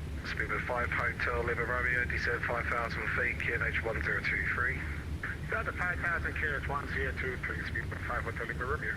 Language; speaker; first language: English; native; English